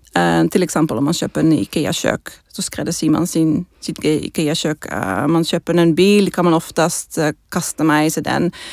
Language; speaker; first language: Swedish; non-native, fluent; Dutch